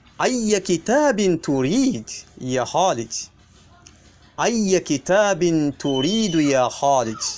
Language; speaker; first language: Arabic; non-native, fluent; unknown